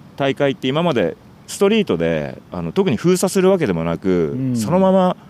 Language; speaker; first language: Japanese; native; Japanese